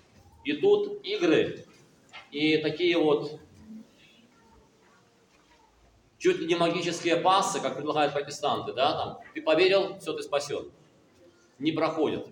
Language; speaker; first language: Russian; native; Russian